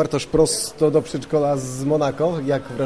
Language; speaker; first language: Polish; native; Polish